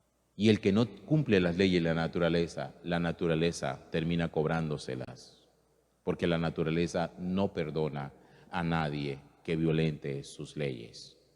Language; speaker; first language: Spanish; native; Spanish